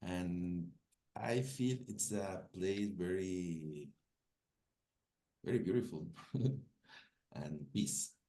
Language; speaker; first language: English; non-native, learner; Spanish